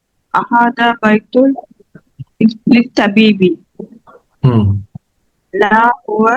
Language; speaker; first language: Arabic; non-native, learner; Tamil